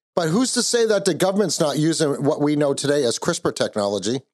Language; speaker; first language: English; native; English